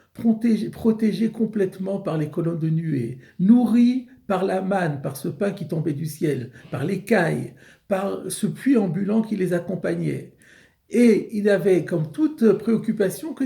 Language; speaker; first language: French; native; French